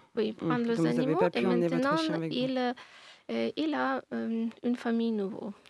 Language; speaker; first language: French; non-native, learner; Ukrainian